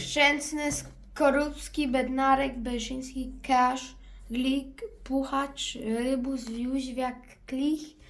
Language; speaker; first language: Polish; early bilingual, heritage; Polish